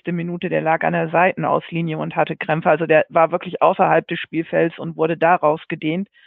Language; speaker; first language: German; native; German